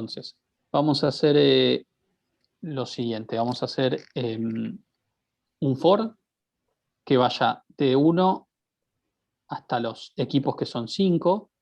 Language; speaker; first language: Spanish; native; Spanish